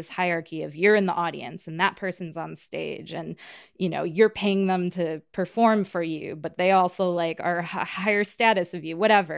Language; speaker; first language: English; native; English